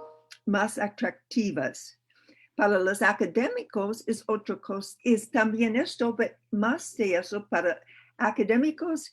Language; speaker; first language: Spanish; non-native, learner; English